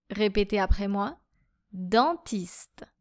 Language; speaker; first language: French; native; French